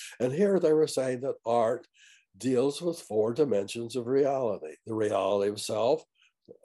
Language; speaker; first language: English; native; English